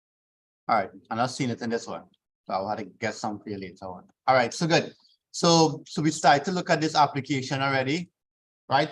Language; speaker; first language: English; native; English